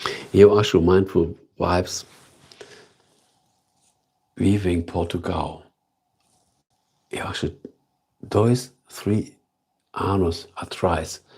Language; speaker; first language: Portuguese; non-native, learner; German